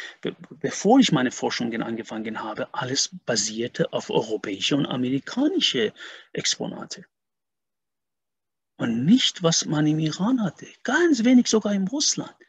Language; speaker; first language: German; non-native, fluent; Persian